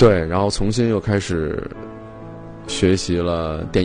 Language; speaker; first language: Chinese; native; Chinese